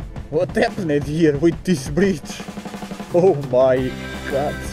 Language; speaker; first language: English; non-native, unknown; Portuguese